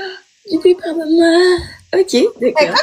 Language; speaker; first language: French; native; French